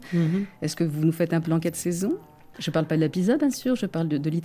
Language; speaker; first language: French; native; French